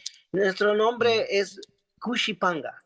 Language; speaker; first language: Spanish; non-native, local second language; Quechua